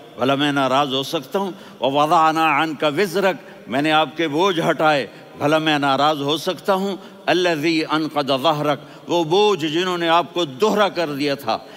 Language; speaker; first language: Urdu; non-native, local second language; Punjabi